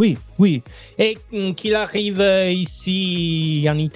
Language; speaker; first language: French; non-native, learner; Italian